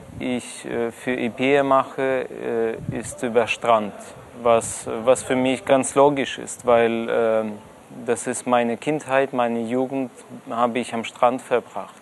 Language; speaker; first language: German; non-native, fluent; Russian